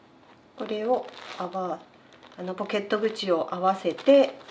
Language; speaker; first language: Japanese; native; Japanese